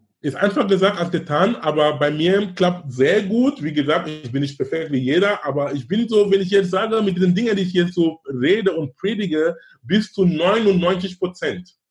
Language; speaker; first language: German; non-native, fluent; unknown